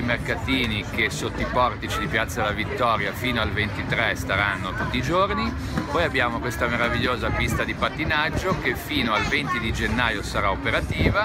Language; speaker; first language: Italian; native; Italian